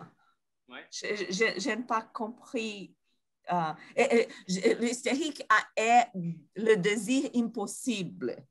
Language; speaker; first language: French; non-native, fluent; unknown